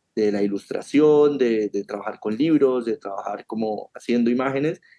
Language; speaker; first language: Spanish; native; Spanish